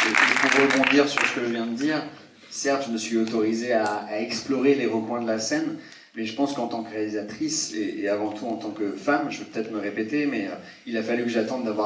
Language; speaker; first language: French; native; French